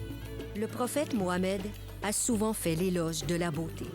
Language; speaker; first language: French; native; French